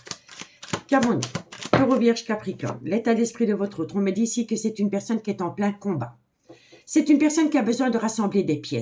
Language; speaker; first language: French; native; French